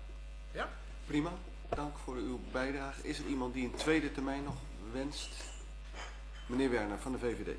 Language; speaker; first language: Dutch; native; Dutch